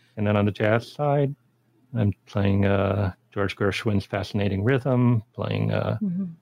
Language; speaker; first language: English; native; English